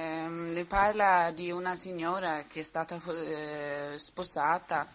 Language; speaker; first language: Italian; non-native, learner; Swedish